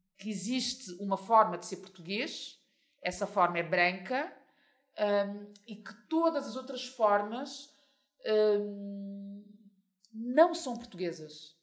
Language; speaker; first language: Portuguese; native; Portuguese